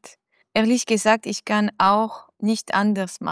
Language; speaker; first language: German; non-native, learner; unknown